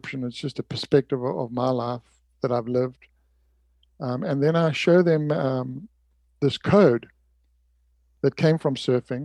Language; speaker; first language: English; native; English